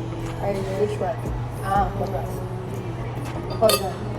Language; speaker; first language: English; non-native, local second language; Filipino